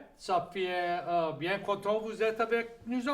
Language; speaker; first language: French; native; French